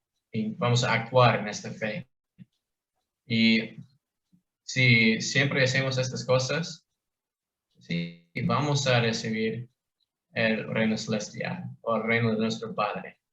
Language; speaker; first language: Spanish; non-native, fluent; English